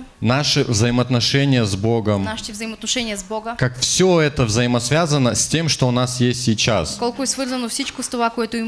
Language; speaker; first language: Russian; native; Russian